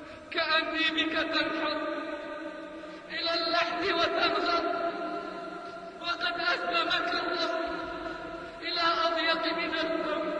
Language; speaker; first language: Arabic; native; Arabic